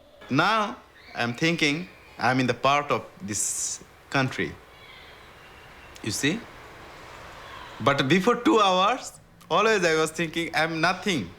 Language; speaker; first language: English; non-native, learner; Bangla